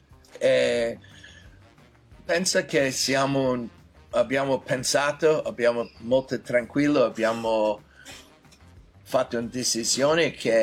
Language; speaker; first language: Italian; non-native, fluent; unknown